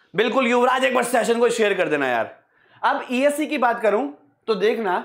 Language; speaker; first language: Hindi; native; Hindi